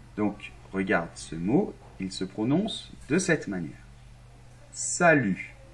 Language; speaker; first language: French; non-native, fluent; Arabic